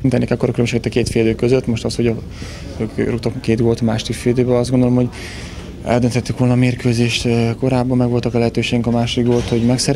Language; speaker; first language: Hungarian; native; Hungarian